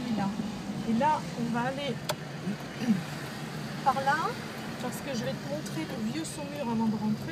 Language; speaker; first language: French; native; French